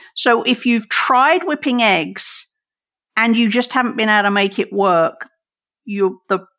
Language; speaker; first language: English; native; English